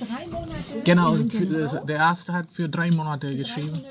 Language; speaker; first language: German; non-native, learner; Malayalam